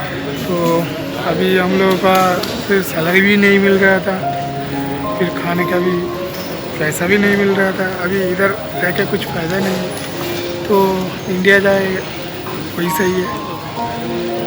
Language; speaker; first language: Hindi; non-native, local second language; Bangla